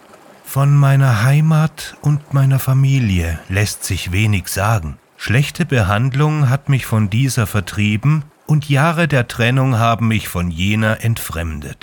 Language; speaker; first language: German; native; German